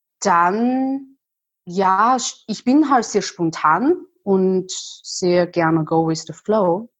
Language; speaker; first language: German; non-native, fluent; Chinese